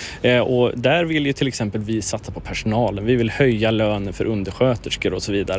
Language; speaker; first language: Swedish; native; Swedish